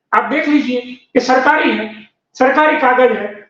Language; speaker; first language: Hindi; non-native, local second language; Gujarati